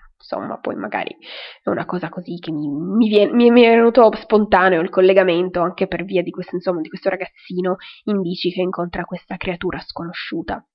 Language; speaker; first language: Italian; native; Italian